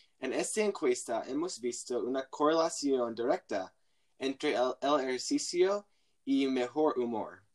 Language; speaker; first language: Spanish; non-native, learner; English